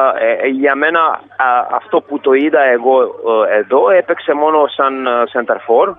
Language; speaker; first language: Greek; non-native, fluent; Serbian